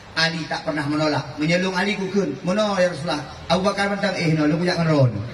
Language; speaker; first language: Malay; non-native, local second language; Achinese